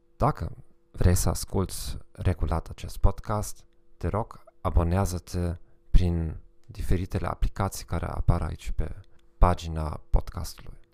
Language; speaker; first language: Romanian; non-native, fluent; German